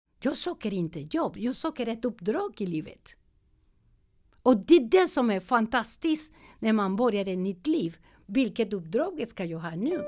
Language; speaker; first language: Swedish; non-native, learner; Spanish